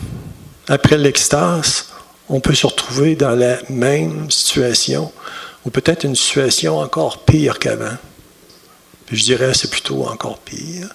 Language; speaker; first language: French; native; French